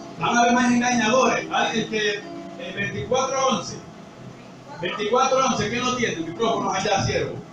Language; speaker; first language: Spanish; native; Spanish